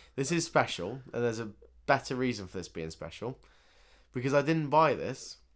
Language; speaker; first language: English; early bilingual, other home language; German